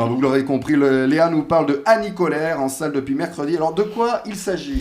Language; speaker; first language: French; native; French